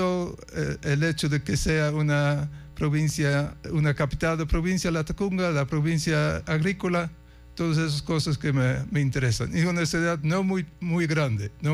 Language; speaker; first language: Spanish; non-native, fluent; Dutch